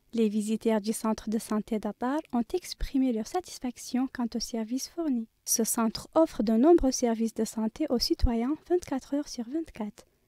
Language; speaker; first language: French; non-native, local second language; Arabic